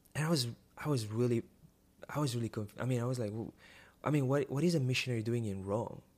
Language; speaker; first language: English; non-native, fluent; Italian